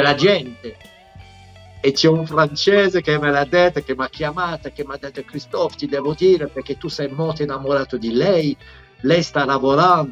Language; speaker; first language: Italian; non-native, fluent; French